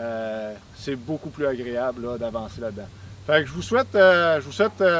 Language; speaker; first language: French; native; French